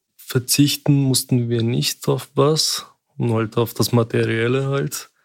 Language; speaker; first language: German; early bilingual, other home language; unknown